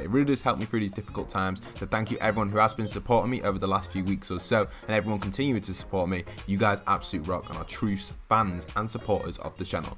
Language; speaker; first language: English; native; English